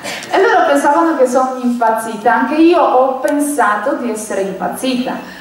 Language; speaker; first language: Italian; non-native, fluent; Polish